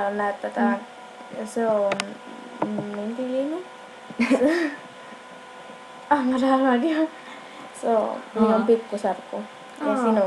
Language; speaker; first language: Finnish; early bilingual, heritage; Finnish